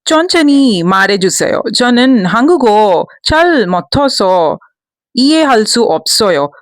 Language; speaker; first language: Korean; non-native, learner; Telugu